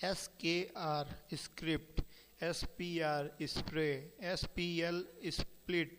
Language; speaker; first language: English; non-native, local second language; Hindi